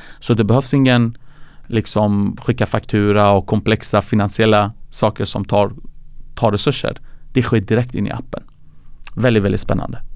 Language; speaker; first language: Swedish; early bilingual, other home language; Persian